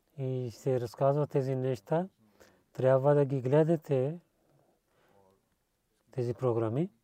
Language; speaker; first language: Bulgarian; non-native, learner; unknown